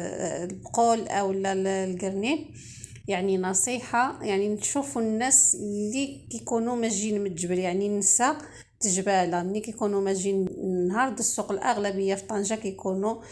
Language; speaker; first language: Arabic; native; Arabic